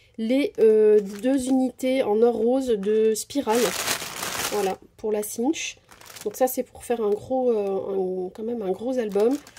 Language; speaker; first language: French; native; French